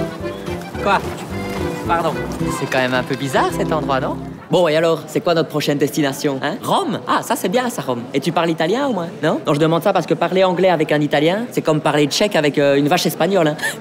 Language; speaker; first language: French; native; French